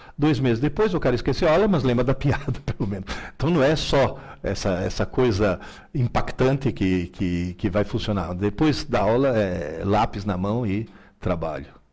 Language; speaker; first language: Portuguese; early bilingual, other home language; Italian